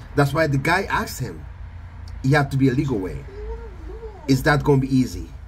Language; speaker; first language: English; non-native, fluent; Haitian Creole